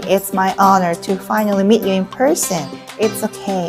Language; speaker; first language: English; non-native, fluent; Korean